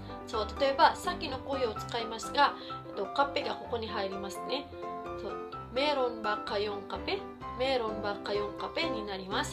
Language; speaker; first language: Japanese; non-native, fluent; Filipino